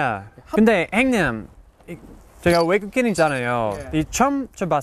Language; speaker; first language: Korean; non-native, fluent; English